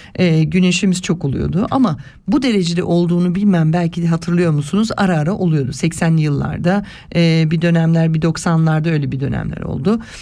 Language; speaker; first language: Turkish; early bilingual, heritage; Turkish